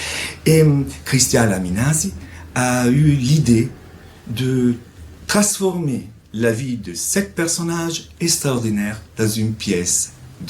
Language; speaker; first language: French; non-native, fluent; Italian